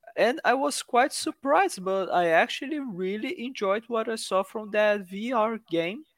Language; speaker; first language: English; non-native, fluent; Portuguese